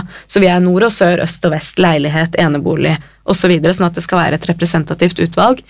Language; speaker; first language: Norwegian; native; Norwegian